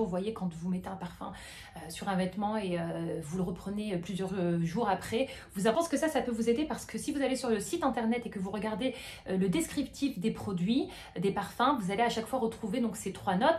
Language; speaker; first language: French; native; French